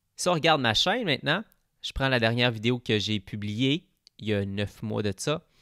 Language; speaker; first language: French; native; French